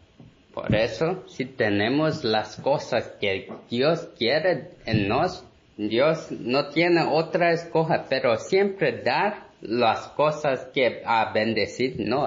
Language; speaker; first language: Spanish; non-native, learner; Korean